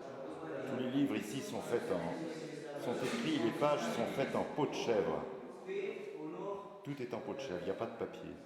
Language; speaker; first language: French; native; French